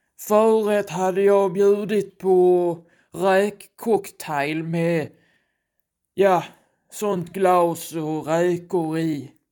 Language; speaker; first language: Swedish; native; Swedish